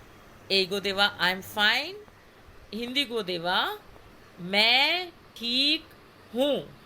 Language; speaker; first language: Japanese; non-native, fluent; Hindi